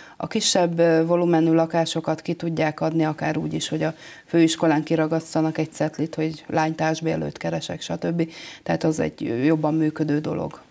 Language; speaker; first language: Hungarian; native; Hungarian